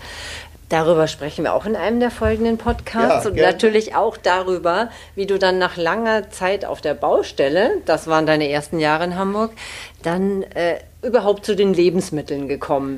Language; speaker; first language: German; native; German